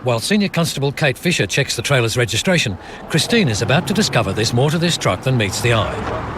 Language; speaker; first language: English; native; English